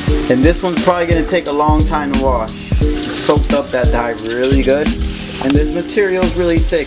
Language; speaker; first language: English; early bilingual, other home language; Spanish